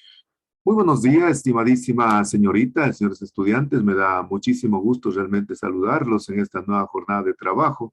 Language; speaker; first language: Spanish; native; Spanish